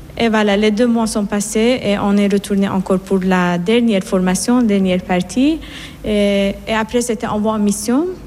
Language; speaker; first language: French; non-native, fluent; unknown